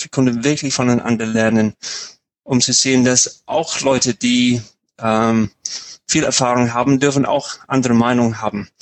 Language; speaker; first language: German; non-native, fluent; English